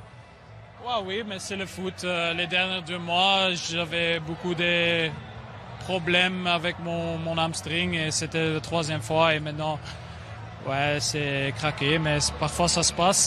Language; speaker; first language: French; non-native, local second language; Dutch